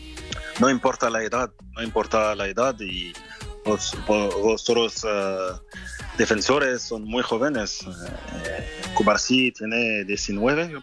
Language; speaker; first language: Spanish; non-native, fluent; French